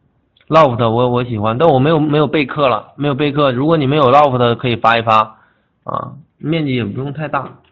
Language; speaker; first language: Chinese; native; Chinese